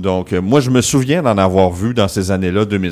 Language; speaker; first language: French; native; French